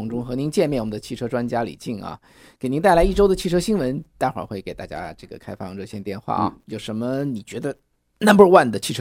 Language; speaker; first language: Chinese; native; Chinese